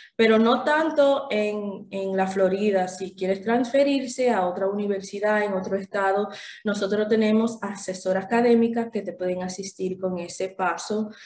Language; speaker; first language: Spanish; early bilingual, heritage; Spanish